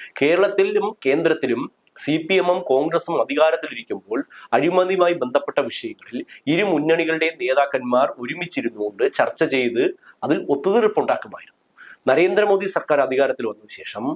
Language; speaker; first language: Malayalam; native; Malayalam